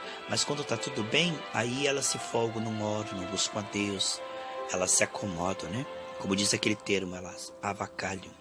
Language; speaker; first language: Portuguese; native; Portuguese